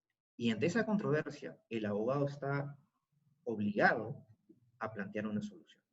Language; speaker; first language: Spanish; native; Spanish